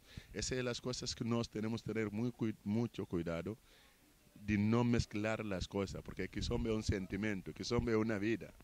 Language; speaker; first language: Spanish; non-native, fluent; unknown